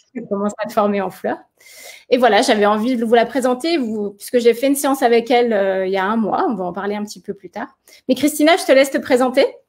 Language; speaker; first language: French; native; French